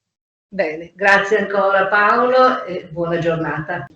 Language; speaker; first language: Italian; native; Italian